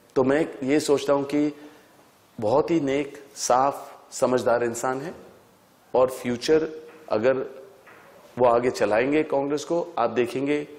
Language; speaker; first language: Hindi; native; Hindi